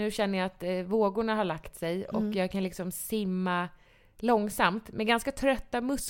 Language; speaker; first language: Swedish; native; Swedish